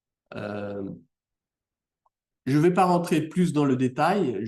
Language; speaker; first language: French; native; French